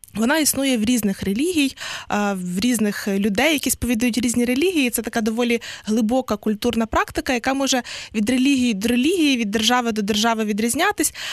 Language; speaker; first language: Ukrainian; native; Ukrainian